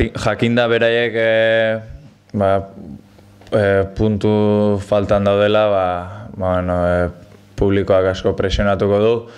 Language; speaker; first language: Basque; native; Basque